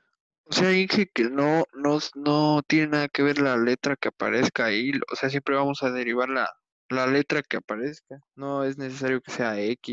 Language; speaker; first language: Spanish; native; Spanish